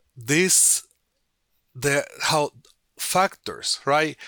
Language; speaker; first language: English; non-native, fluent; Spanish